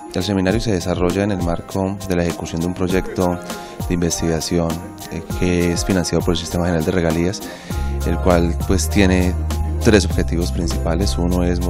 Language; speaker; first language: Spanish; non-native, fluent; French